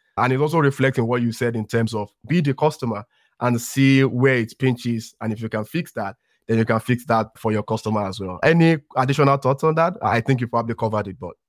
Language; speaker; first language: English; non-native, local second language; Yoruba